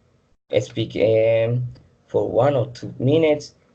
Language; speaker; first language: English; non-native, learner; Spanish